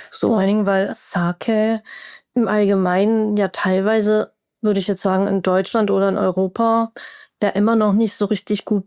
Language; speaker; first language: German; native; German